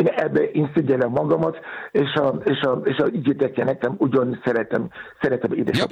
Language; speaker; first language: Hungarian; non-native, learner; Yoruba